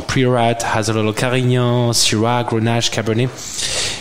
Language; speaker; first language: English; non-native, fluent; French